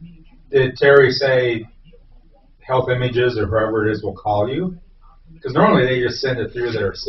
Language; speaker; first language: English; native; English